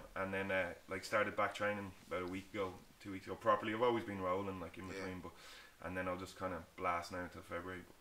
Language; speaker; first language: English; native; English